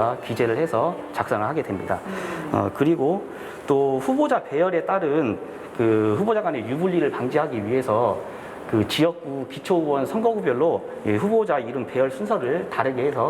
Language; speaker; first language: Korean; native; Korean